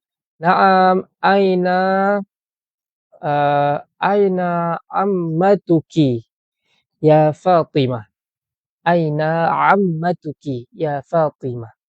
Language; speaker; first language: Arabic; non-native, fluent; Malay